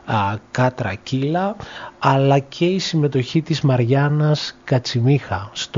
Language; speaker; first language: Greek; native; Greek